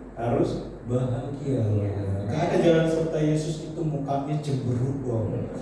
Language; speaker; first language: Indonesian; native; Indonesian